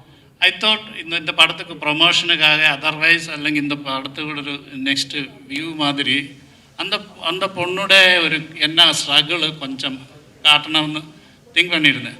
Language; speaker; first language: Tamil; non-native, learner; Malayalam